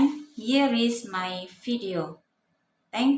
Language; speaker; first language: English; non-native, fluent; Indonesian